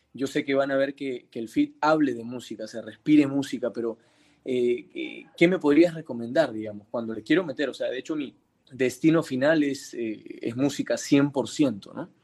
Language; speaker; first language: Spanish; native; Spanish